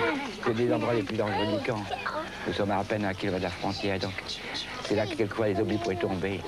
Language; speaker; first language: French; native; French